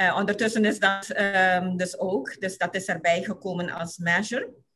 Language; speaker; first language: Dutch; non-native, local second language; Papiamento